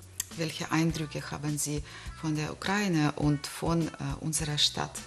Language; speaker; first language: German; non-native, fluent; Russian